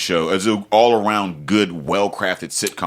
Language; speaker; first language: English; native; English